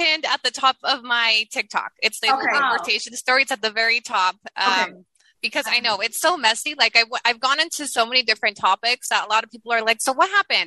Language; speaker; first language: English; early bilingual, other home language; Spanish